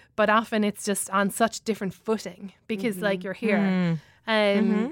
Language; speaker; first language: English; native; English